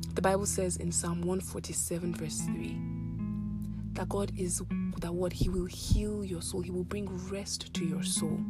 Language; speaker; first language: English; non-native, local second language; Yoruba